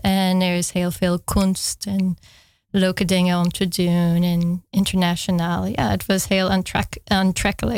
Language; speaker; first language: Dutch; non-native, fluent; English